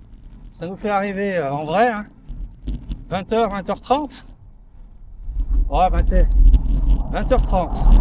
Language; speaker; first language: French; native; French